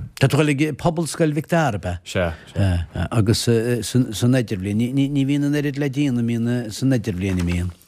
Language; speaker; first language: Irish; native; Irish